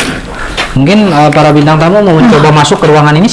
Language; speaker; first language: Malay; native; Malay